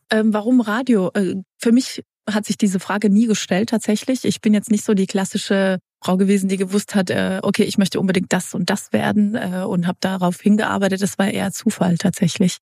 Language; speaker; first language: German; early bilingual, other home language; Romanian